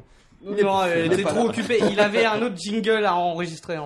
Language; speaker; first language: French; native; French